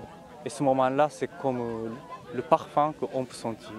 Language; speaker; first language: French; non-native, fluent; Japanese